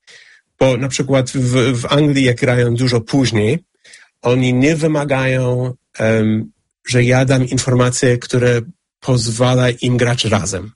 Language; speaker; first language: Polish; non-native, fluent; English